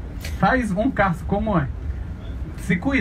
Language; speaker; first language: Portuguese; non-native, learner; Arabic